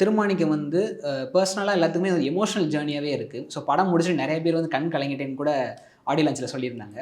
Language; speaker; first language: Tamil; native; Tamil